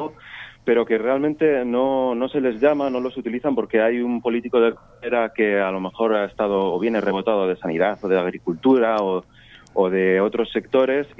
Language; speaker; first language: Spanish; native; Spanish